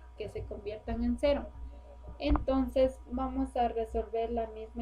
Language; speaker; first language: Spanish; native; Spanish